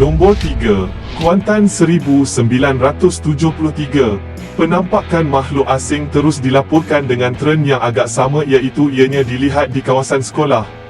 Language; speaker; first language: Malay; native; Malay